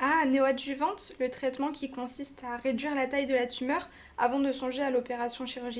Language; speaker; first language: French; native; French